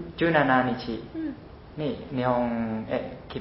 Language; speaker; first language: Japanese; non-native, learner; Khmer